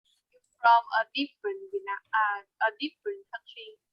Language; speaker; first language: English; non-native, learner; Vietnamese